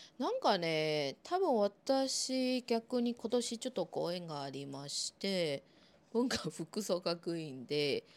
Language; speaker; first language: Japanese; non-native, fluent; Chinese